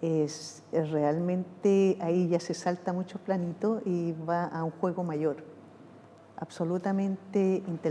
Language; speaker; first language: Spanish; native; Spanish